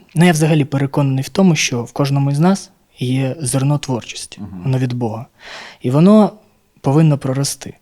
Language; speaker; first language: Ukrainian; non-native, local second language; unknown